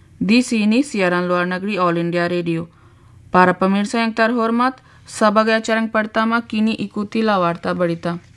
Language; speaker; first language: Indonesian; non-native, fluent; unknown